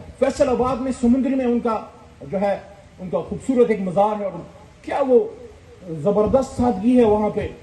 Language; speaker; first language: Urdu; non-native, local second language; Pashto